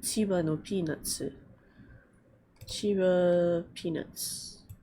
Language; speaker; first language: Japanese; non-native, learner; English